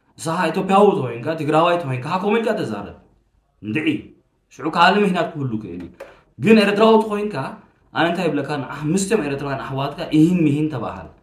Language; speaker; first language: Tigrinya; early bilingual, heritage; Tigrinya